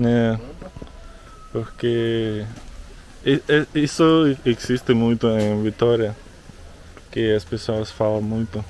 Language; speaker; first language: Portuguese; non-native, learner; Russian